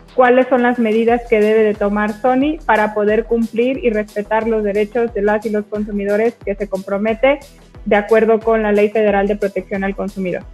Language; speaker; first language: Spanish; native; Spanish